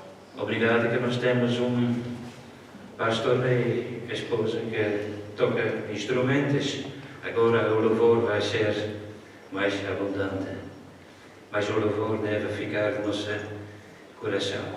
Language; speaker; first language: Portuguese; non-native, learner; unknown